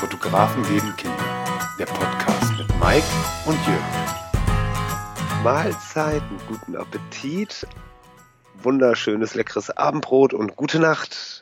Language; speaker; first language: German; native; German